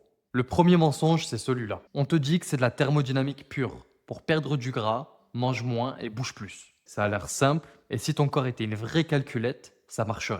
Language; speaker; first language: French; native; French